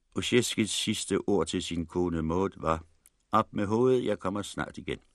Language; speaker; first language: Danish; native; Danish